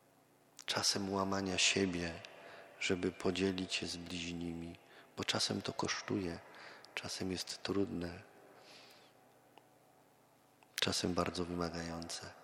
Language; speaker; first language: Polish; native; Polish